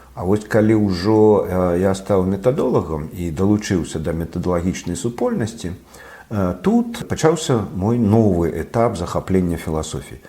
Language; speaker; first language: Belarusian; non-native, local second language; Russian